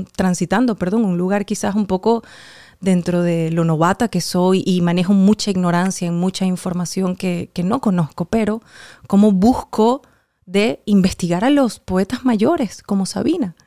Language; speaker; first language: Spanish; native; Spanish